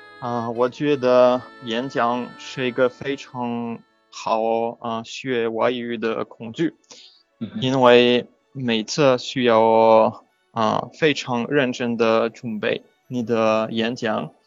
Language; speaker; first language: Chinese; non-native, learner; French